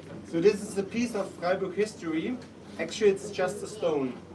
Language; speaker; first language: English; non-native, fluent; German